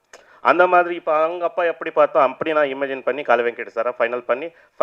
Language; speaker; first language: Tamil; non-native, fluent; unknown